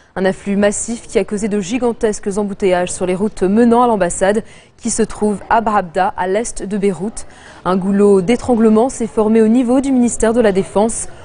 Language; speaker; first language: French; non-native, local second language; Arabic